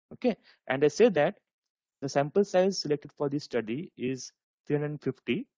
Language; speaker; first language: English; non-native, local second language; Marathi